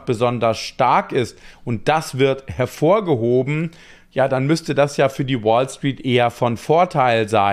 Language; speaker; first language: German; native; German